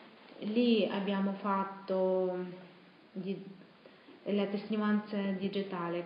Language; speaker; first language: Italian; non-native, fluent; Russian